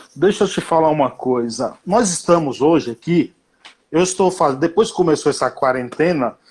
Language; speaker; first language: Portuguese; native; Portuguese